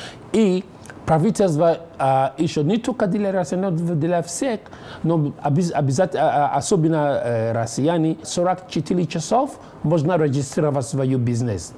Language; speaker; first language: Russian; non-native, learner; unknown